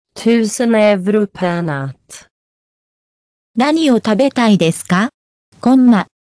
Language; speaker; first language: Japanese; native; Japanese